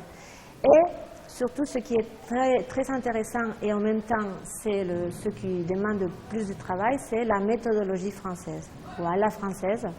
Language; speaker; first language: French; non-native, fluent; Spanish